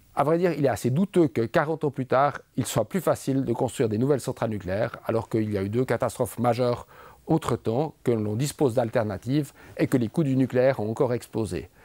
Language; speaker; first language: French; native; French